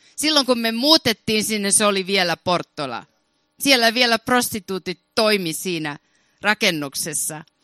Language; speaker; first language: Finnish; early bilingual, heritage; Finnish